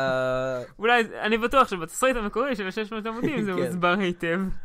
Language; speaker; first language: Hebrew; native; Hebrew